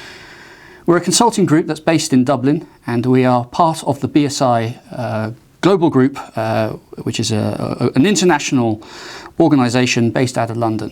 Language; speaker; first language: English; native; English